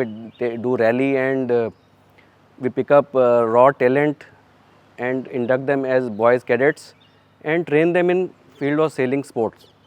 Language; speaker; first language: English; non-native, fluent; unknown